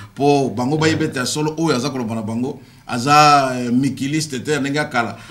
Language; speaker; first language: French; non-native, local second language; Kongo